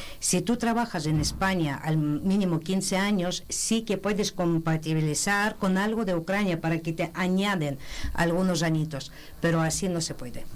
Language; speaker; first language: Spanish; non-native, fluent; Ukrainian